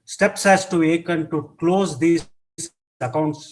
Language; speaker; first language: English; non-native, local second language; Kannada